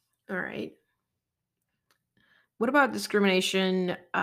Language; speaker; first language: English; early bilingual, other home language; Spanish